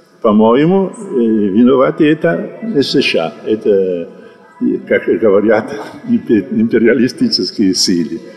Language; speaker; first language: Russian; non-native, learner; Italian